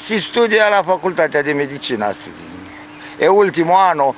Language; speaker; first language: Italian; non-native, learner; Romanian